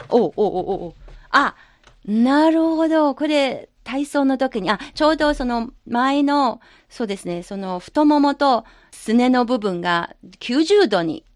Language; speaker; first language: Japanese; non-native, fluent; Chinese